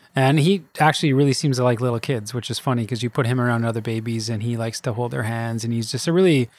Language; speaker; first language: English; native; English